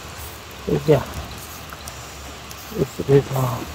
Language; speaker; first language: English; non-native, learner; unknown